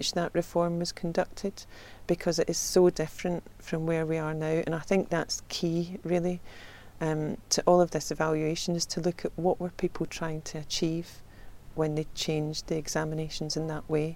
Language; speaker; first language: English; native; English